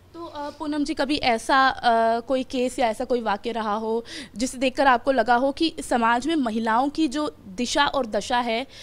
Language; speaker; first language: Hindi; native; Hindi